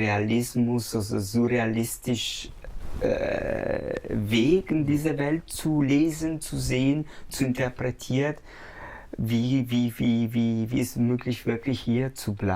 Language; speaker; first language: German; non-native, fluent; Italian